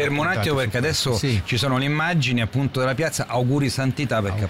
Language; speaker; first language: Italian; native; Italian